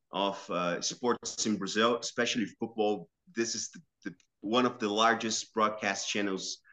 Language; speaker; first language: English; non-native, fluent; Portuguese